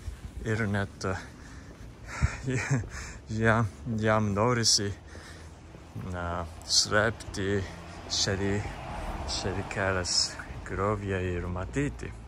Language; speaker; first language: Lithuanian; non-native, fluent; Japanese